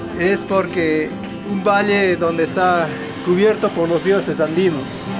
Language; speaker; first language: Spanish; non-native, local second language; Quechua